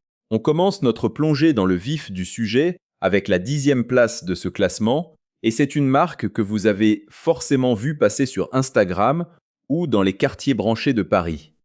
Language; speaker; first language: French; native; French